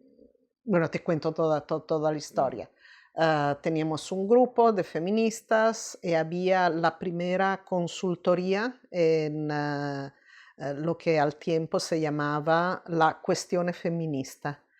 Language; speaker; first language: Spanish; non-native, fluent; Italian